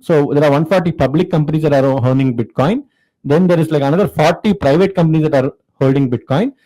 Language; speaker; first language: English; non-native, local second language; Tamil